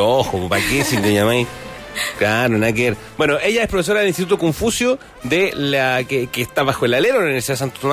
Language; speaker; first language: Spanish; native; Spanish